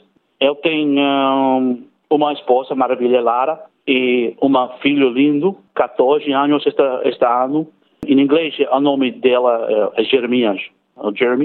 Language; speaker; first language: Portuguese; non-native, learner; English